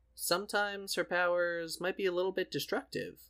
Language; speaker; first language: English; native; English